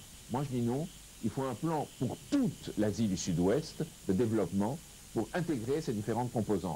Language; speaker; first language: French; native; French